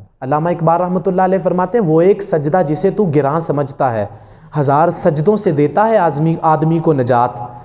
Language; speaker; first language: Urdu; non-native, local second language; Punjabi